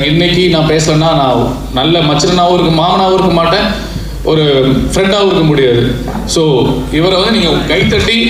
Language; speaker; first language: Tamil; native; Tamil